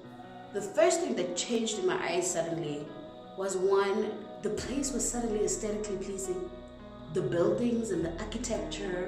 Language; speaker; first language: English; non-native, local second language; Zulu